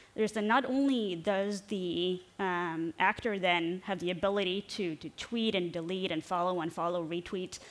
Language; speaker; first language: English; non-native, fluent; Norwegian